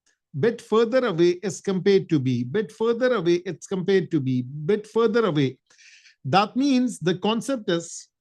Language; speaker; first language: English; non-native, local second language; Urdu